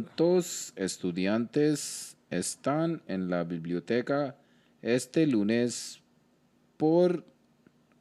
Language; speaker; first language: Spanish; non-native, learner; Hindi